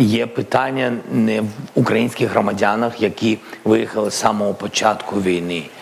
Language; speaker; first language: Ukrainian; non-native, local second language; Russian